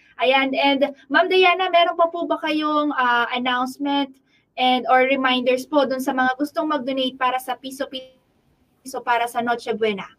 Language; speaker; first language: Filipino; non-native, local second language; Pampanga